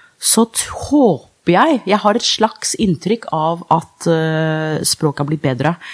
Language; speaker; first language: Norwegian; early bilingual, other home language; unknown